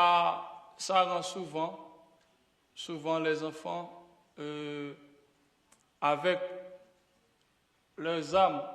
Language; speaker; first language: French; non-native, local second language; Haitian Creole